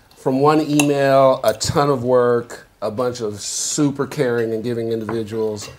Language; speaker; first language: English; native; English